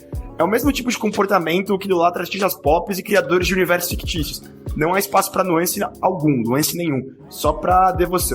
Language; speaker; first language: Portuguese; native; Portuguese